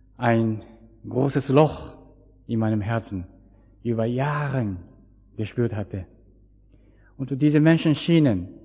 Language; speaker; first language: German; non-native, fluent; Japanese